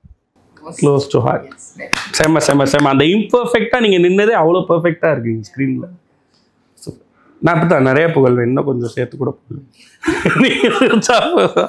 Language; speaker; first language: Tamil; native; Tamil